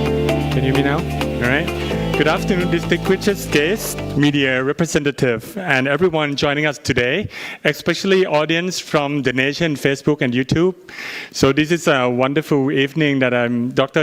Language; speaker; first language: English; non-native, fluent; Thai